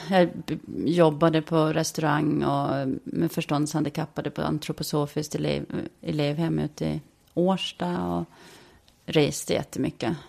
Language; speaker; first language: Swedish; native; Swedish